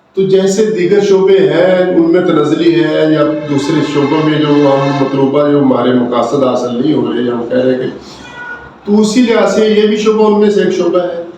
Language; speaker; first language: Urdu; non-native, local second language; Punjabi